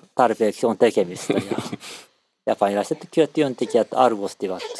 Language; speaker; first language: Finnish; non-native, learner; Japanese